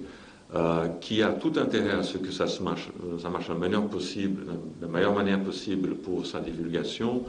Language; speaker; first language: French; non-native, fluent; Portuguese